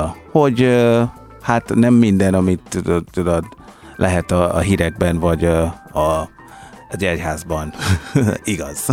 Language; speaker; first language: Hungarian; non-native, fluent; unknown